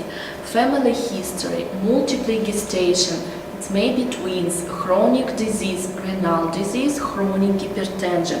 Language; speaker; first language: English; non-native, learner; Russian